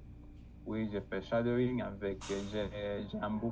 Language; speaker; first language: French; non-native, learner; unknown